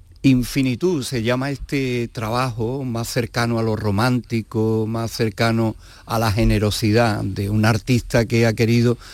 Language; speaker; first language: Spanish; native; Spanish